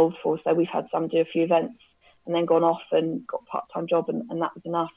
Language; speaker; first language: English; native; English